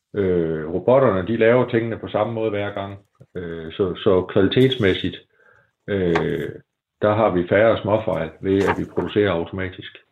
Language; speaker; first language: Danish; native; Danish